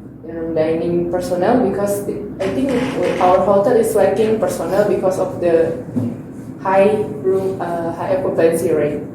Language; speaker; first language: English; non-native, learner; Indonesian